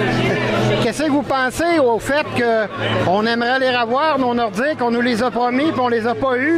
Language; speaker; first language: French; native; French